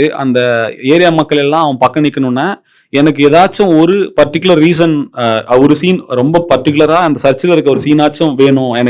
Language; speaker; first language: Tamil; native; Tamil